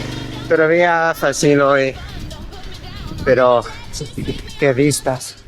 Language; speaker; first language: Spanish; non-native, learner; Dutch